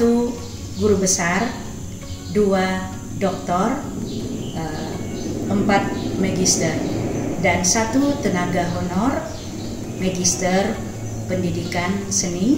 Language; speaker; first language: Indonesian; native; Indonesian